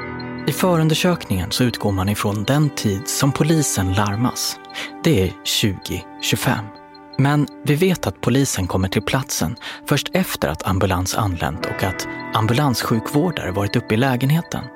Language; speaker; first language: Swedish; native; Swedish